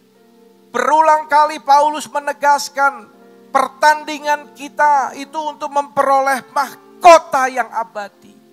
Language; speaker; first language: Indonesian; native; Indonesian